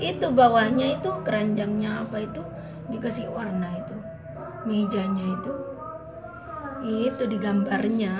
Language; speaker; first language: Indonesian; native; Indonesian